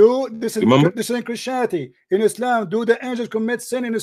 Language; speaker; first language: English; non-native, fluent; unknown